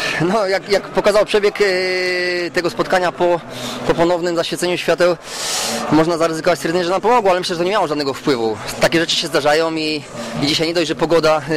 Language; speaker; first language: Polish; native; Polish